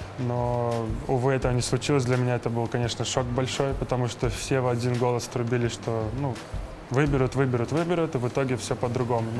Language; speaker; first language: Russian; native; Russian